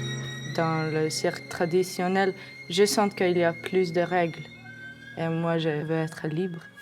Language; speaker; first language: French; non-native, fluent; Finnish